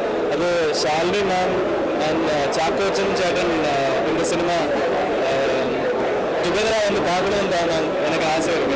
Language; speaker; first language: Tamil; non-native, learner; Malayalam